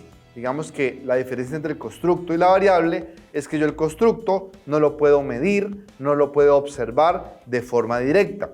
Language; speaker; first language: Spanish; native; Spanish